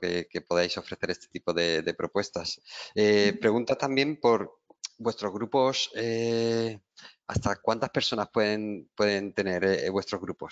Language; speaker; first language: Spanish; native; Spanish